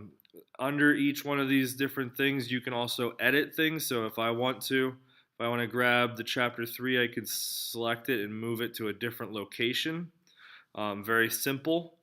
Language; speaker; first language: English; native; English